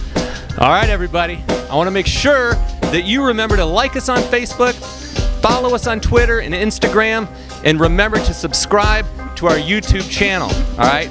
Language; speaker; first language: English; native; English